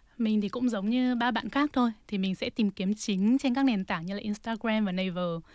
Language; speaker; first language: Vietnamese; native; Vietnamese